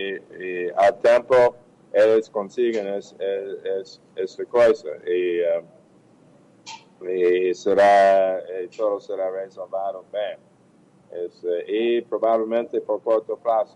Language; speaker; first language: Portuguese; non-native, learner; English